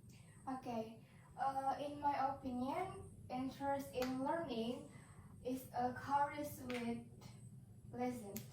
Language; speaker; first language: English; non-native, learner; Indonesian